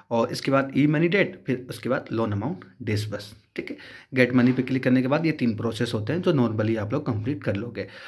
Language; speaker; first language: Hindi; native; Hindi